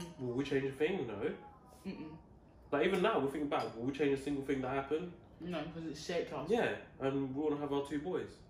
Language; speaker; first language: English; native; English